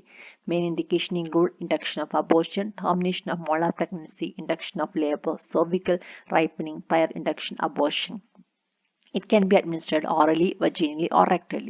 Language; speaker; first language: English; non-native, local second language; Malayalam